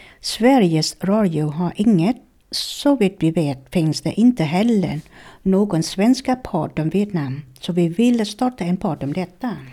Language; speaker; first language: Swedish; non-native, fluent; Vietnamese